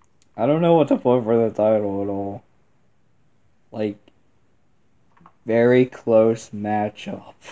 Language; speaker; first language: English; native; English